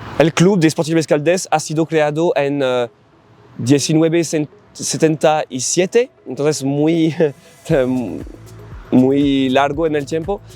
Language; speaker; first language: Spanish; non-native, learner; French